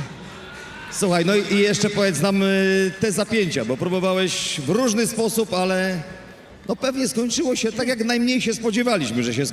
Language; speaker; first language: Polish; native; Polish